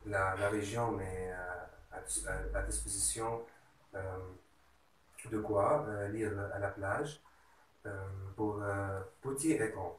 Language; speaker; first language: French; non-native, learner; Arabic